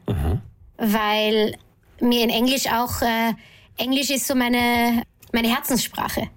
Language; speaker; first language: German; native; German